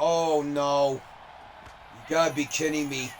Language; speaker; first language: English; native; English